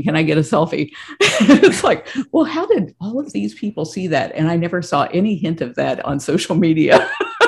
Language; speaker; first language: English; native; English